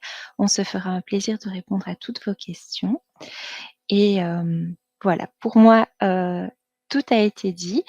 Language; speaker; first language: French; native; French